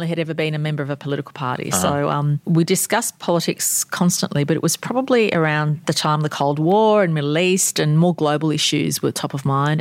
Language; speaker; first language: English; non-native, local second language; Armenian